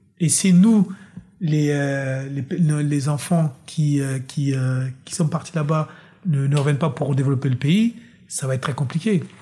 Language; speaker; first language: French; early bilingual, other home language; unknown